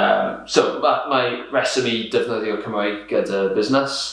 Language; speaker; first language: Welsh; non-native, local second language; English